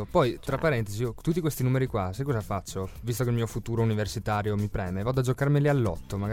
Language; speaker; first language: Italian; native; Italian